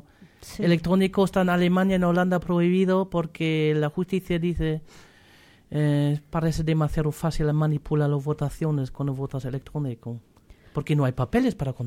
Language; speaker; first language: Spanish; non-native, fluent; German